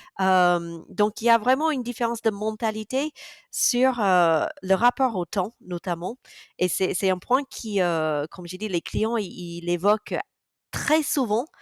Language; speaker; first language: French; non-native, fluent; English